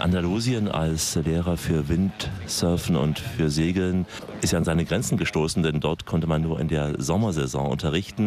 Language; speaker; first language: German; native; German